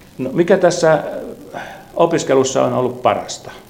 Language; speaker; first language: Finnish; native; Finnish